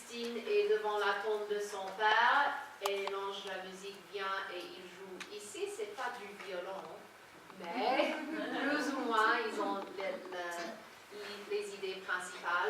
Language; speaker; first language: French; non-native, fluent; English